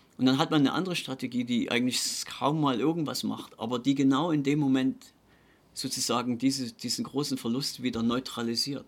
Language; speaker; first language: German; native; German